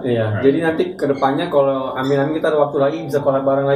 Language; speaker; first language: Indonesian; native; Indonesian